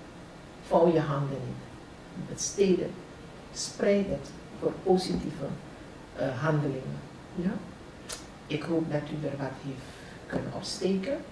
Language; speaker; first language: Dutch; non-native, local second language; Javanese